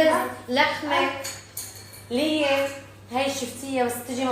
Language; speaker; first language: Arabic; native; Arabic